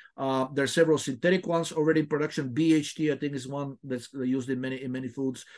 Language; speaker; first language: English; non-native, fluent; Bulgarian